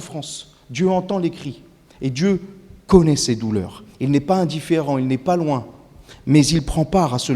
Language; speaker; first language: French; native; French